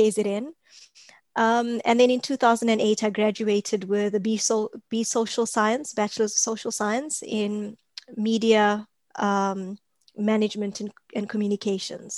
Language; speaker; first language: English; native; English